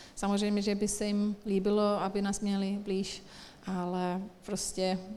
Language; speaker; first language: Czech; non-native, fluent; Croatian